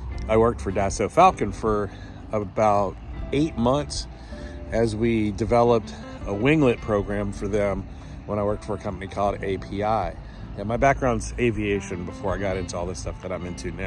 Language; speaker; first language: English; native; English